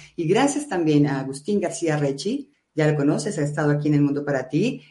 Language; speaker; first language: Spanish; non-native, fluent; Vietnamese